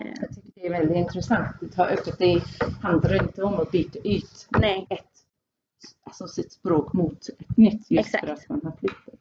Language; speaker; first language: Swedish; non-native, fluent; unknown